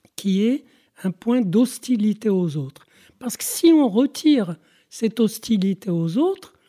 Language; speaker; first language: French; non-native, local second language; Arabic